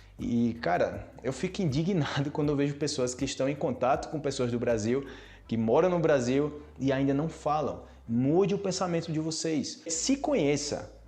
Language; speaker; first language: Portuguese; native; Portuguese